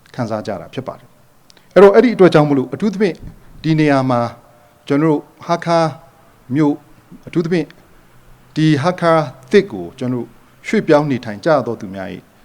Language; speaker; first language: Burmese; non-native, local second language; Hakha Chin